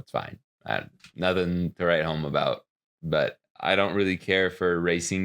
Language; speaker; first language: English; native; English